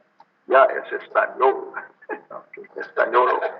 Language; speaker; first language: Spanish; non-native, learner; English